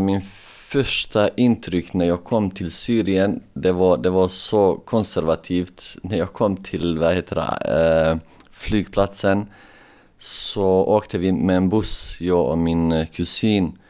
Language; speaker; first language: Swedish; non-native, local second language; Bosnian